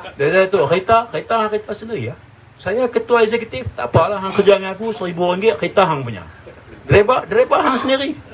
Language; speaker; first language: Malay; native; Malay